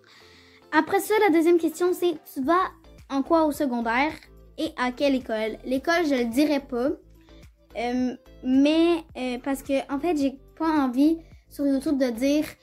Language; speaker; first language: French; native; French